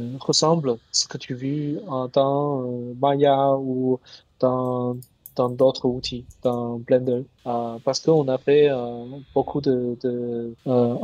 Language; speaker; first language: French; non-native, learner; Chinese